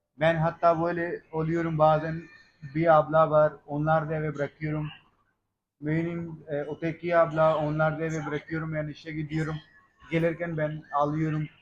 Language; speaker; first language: Turkish; non-native, learner; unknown